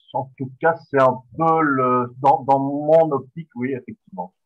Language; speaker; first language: French; non-native, fluent; Spanish